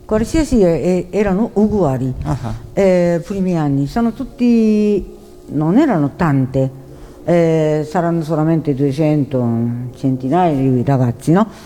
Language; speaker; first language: Italian; non-native, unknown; Japanese